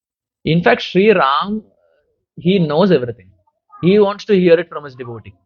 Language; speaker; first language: English; non-native, local second language; Hindi